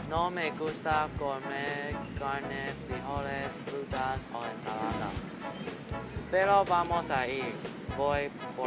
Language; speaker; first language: Spanish; non-native, learner; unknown